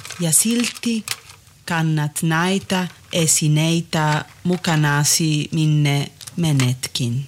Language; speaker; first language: Finnish; non-native, learner; Italian